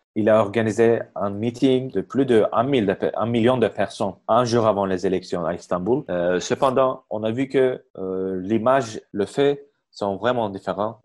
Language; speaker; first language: French; non-native, fluent; Turkish